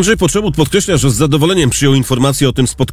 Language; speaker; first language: Polish; native; Polish